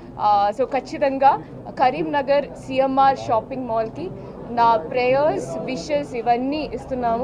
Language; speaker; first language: Telugu; non-native, fluent; Hindi